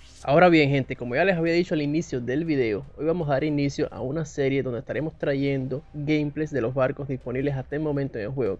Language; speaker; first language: Spanish; native; Spanish